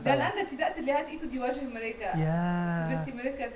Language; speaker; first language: Indonesian; non-native, learner; Arabic